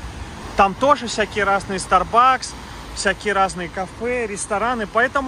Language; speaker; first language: Russian; native; Russian